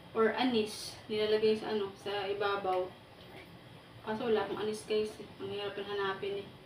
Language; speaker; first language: Filipino; non-native, local second language; Waray